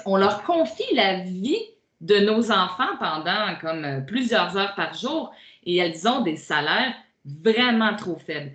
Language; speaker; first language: French; native; French